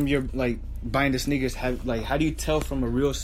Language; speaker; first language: English; native; English